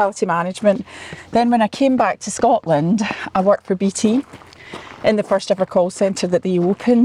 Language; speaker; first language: English; native; English